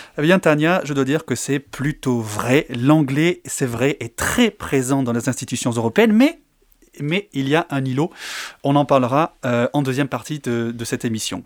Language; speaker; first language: French; native; French